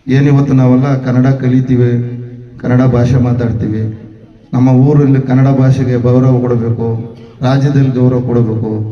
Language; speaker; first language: Kannada; non-native, local second language; Telugu